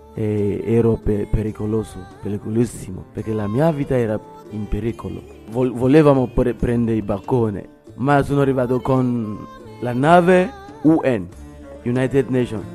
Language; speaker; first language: Italian; non-native, learner; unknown